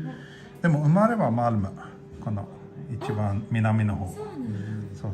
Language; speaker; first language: Japanese; non-native, fluent; Swedish